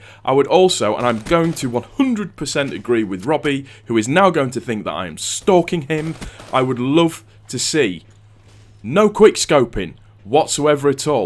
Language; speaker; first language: English; native; English